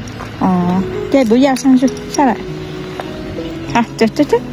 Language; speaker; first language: Chinese; non-native, learner; Vietnamese